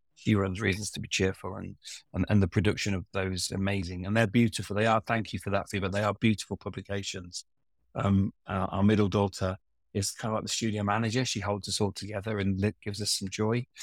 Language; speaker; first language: English; native; English